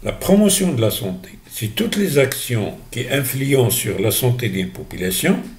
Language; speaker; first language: French; non-native, local second language; Arabic